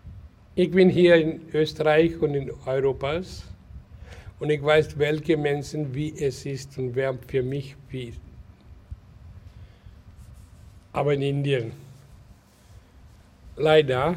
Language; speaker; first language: German; non-native, learner; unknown